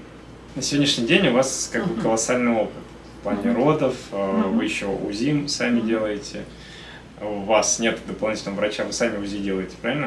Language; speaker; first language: Russian; native; Russian